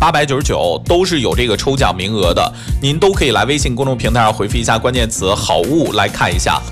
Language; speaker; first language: Chinese; native; Chinese